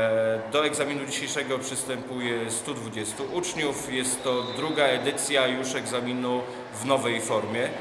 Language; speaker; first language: Polish; native; Polish